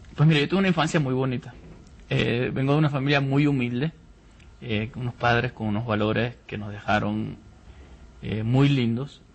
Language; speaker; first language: Spanish; native; Spanish